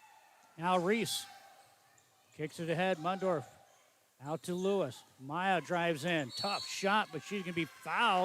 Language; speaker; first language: English; native; English